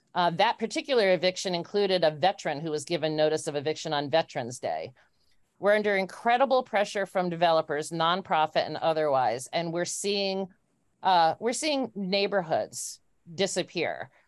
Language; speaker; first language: English; native; English